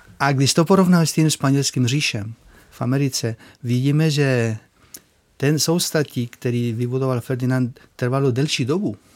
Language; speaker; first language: Czech; non-native, fluent; Spanish